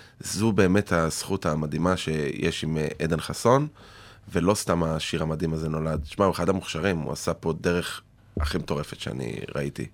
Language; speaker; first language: Hebrew; native; Hebrew